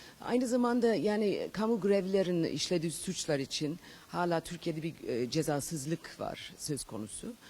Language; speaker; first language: Turkish; non-native, fluent; English